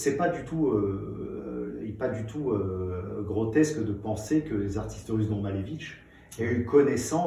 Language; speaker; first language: French; native; French